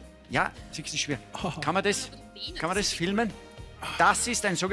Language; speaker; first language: German; native; German